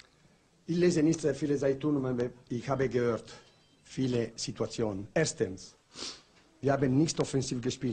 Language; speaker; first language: German; non-native, learner; Italian